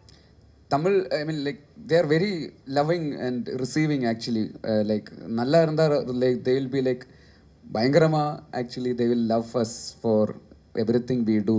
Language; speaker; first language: Tamil; non-native, learner; Malayalam